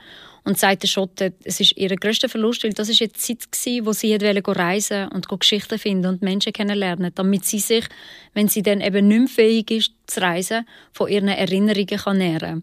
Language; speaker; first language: German; early bilingual, other home language; Albanian